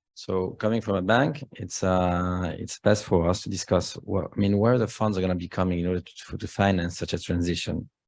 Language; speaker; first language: English; non-native, fluent; Spanish